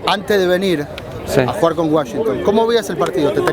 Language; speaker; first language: Spanish; native; Spanish